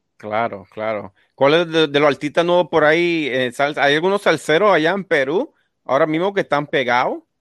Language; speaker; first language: Spanish; early bilingual, heritage; Spanish